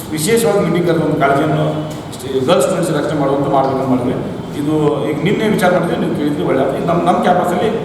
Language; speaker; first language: Kannada; non-native, local second language; Urdu